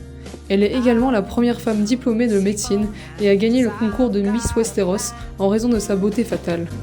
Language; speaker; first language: French; native; French